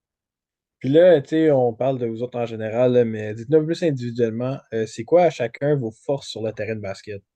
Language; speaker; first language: French; native; French